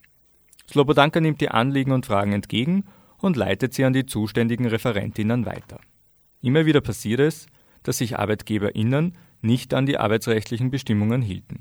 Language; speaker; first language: German; native; German